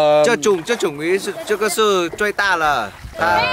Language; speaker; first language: Chinese; non-native, learner; Vietnamese